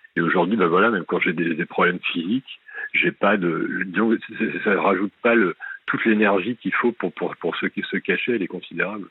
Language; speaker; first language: French; native; French